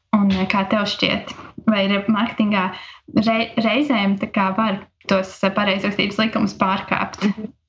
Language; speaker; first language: Latvian; native; Latvian